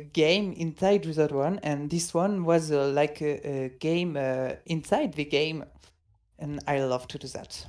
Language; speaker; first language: English; non-native, fluent; French